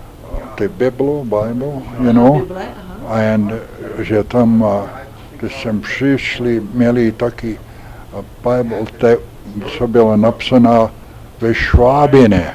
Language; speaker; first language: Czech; early bilingual, heritage; Czech